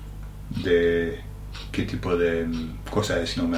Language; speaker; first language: Spanish; non-native, fluent; English